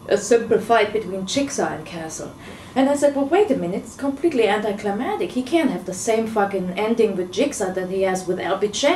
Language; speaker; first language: English; non-native, fluent; German